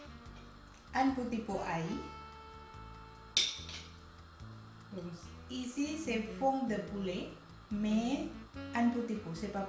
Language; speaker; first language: French; non-native, learner; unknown